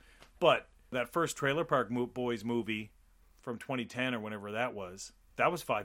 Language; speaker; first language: English; native; English